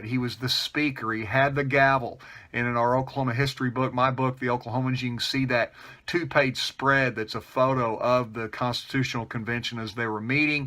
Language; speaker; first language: English; native; English